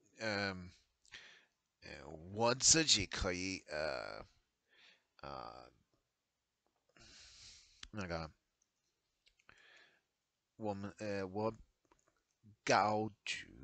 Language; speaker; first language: Chinese; non-native, learner; English